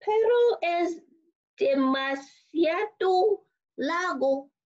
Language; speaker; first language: Spanish; non-native, learner; English